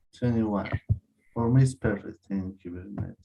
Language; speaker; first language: English; non-native, learner; Spanish